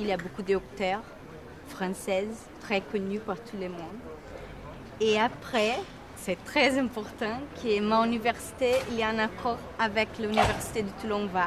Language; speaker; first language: French; non-native, learner; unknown